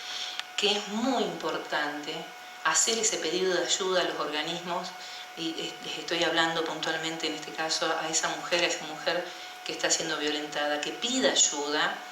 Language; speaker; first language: Spanish; native; Spanish